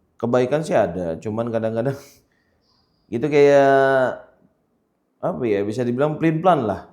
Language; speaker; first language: Indonesian; native; Indonesian